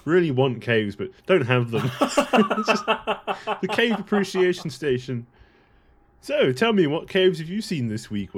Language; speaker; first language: English; native; English